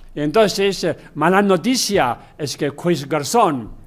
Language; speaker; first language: Spanish; non-native, learner; Chinese